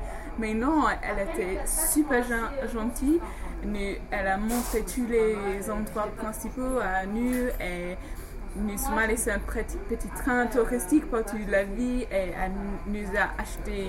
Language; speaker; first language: French; non-native, fluent; English